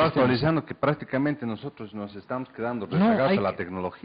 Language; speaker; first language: Spanish; native; Spanish